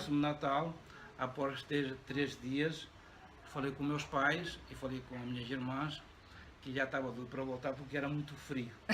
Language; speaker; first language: Portuguese; native; Portuguese